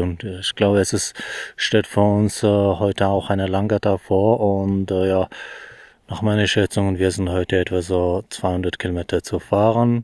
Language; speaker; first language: German; non-native, learner; Mongolian